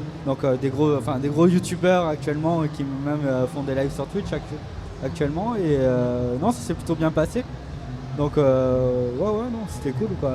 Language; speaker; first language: French; native; French